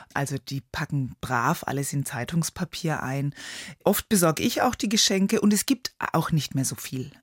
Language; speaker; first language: German; native; German